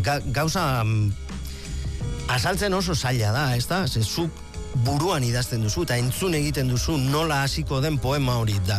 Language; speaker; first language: Basque; native; Basque